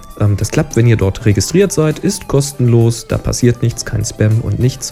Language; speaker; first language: German; native; German